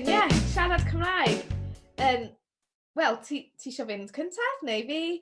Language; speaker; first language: Welsh; non-native, local second language; English